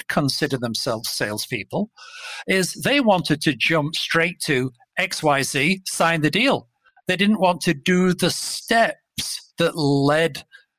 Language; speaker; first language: English; native; English